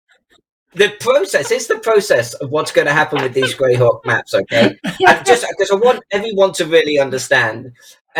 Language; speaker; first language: English; native; English